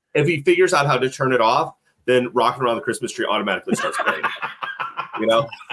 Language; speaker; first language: English; native; English